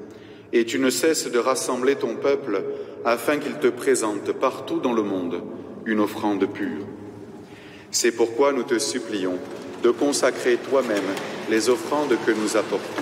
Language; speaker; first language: French; native; French